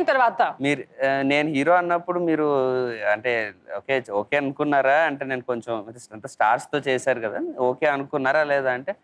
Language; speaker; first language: Telugu; native; Telugu